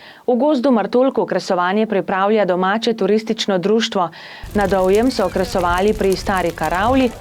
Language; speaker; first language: Slovenian; native; Slovenian